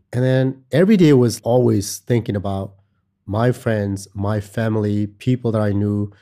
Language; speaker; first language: English; non-native, fluent; Burmese